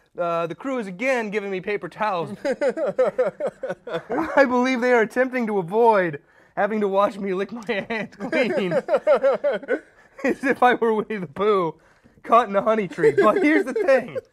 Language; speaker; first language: English; native; English